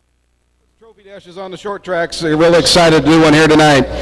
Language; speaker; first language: English; native; English